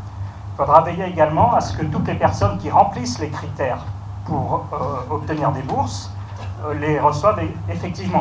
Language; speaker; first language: French; native; French